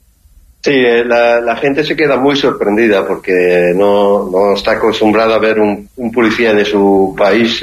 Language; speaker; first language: Spanish; early bilingual, heritage; Spanish